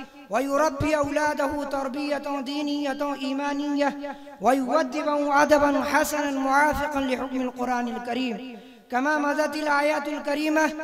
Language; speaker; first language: Arabic; non-native, learner; Urdu